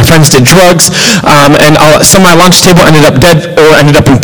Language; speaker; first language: English; native; English